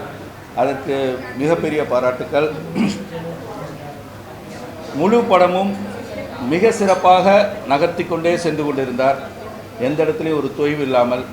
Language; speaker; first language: Tamil; native; Tamil